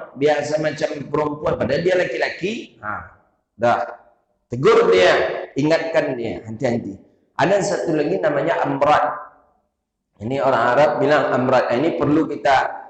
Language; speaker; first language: Malay; non-native, local second language; Minangkabau